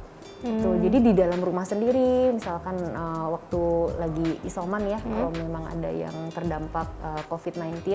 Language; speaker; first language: Indonesian; native; Indonesian